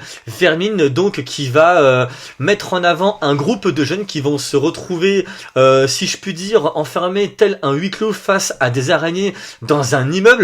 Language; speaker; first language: French; native; French